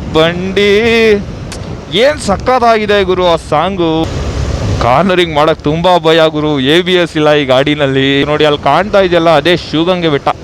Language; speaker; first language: Kannada; native; Kannada